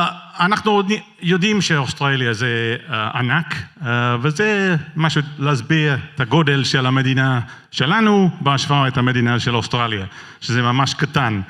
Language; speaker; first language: Hebrew; non-native, learner; English